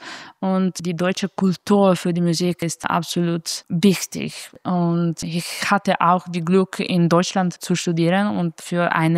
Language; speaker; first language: German; non-native, fluent; Italian